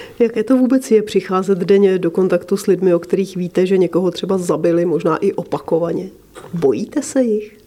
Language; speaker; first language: Czech; native; Czech